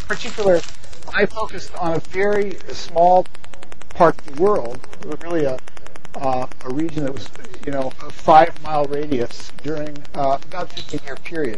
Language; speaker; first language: English; native; English